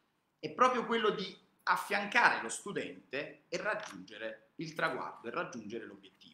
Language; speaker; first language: Italian; native; Italian